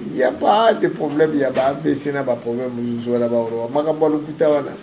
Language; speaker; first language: French; non-native, local second language; Lingala